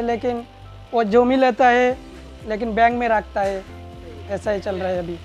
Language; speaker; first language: Hindi; non-native, learner; Bangla